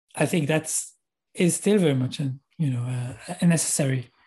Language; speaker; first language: English; non-native, fluent; Hebrew